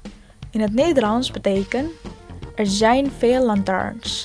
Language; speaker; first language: Dutch; non-native, learner; Indonesian